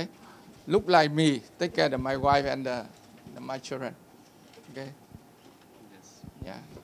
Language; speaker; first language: English; non-native, learner; Vietnamese